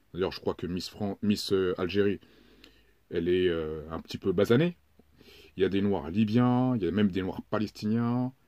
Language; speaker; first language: French; native; French